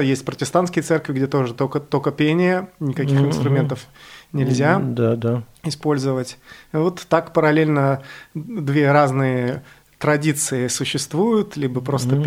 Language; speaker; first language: Russian; native; Russian